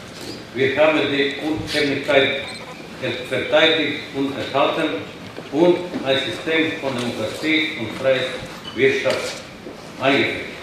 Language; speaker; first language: German; non-native, fluent; Croatian